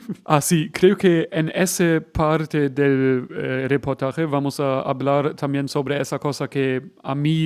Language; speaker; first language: Spanish; non-native, fluent; German